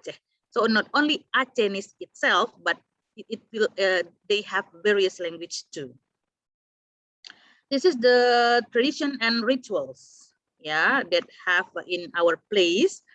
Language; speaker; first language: English; non-native, fluent; Indonesian